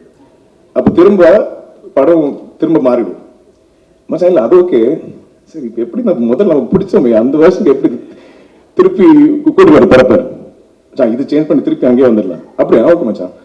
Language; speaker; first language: Tamil; non-native, local second language; Malayalam